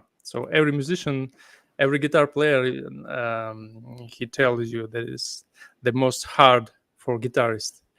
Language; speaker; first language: English; non-native, fluent; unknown